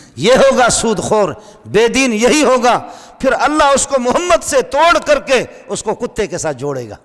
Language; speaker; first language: Urdu; non-native, local second language; Brahui